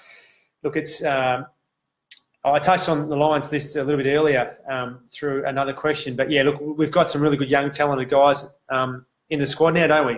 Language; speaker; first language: English; native; English